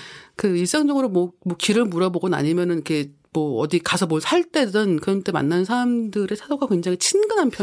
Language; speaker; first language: Korean; native; Korean